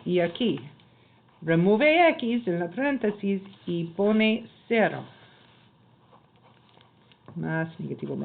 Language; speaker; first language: Spanish; non-native, learner; English